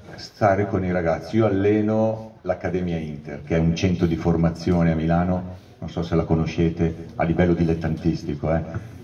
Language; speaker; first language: Italian; native; Italian